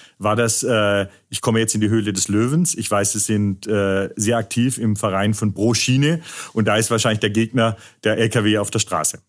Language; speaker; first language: German; native; German